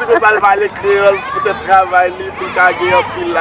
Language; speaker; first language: Portuguese; non-native, learner; Haitian Creole